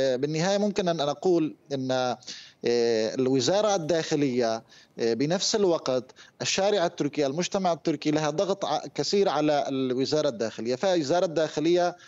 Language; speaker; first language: Arabic; non-native, fluent; Turkish